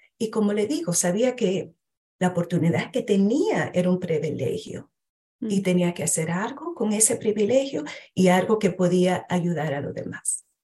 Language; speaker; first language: Spanish; early bilingual, heritage; Spanish